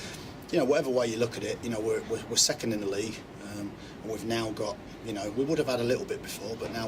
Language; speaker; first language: English; native; English